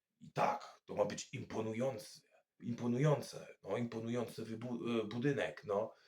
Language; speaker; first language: Polish; non-native, fluent; French